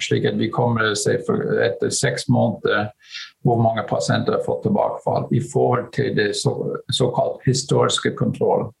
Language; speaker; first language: Norwegian; non-native, fluent; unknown